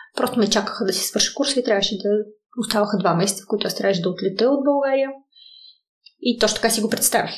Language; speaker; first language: Bulgarian; early bilingual, heritage; Russian